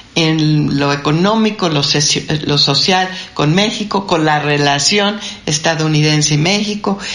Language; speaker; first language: Spanish; non-native, fluent; English